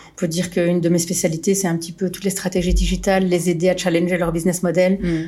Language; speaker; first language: French; early bilingual, other home language; Portuguese